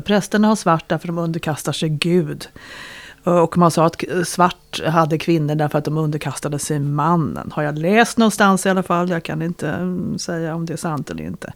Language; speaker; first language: Swedish; native; Swedish